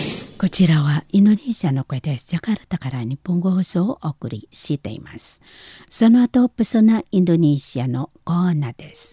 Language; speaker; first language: Japanese; non-native, learner; Indonesian